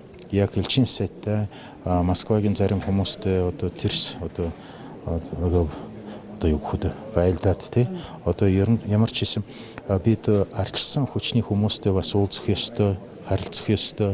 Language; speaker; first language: Mongolian; non-native, fluent; Russian